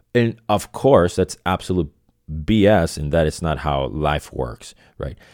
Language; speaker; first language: English; non-native, fluent; Spanish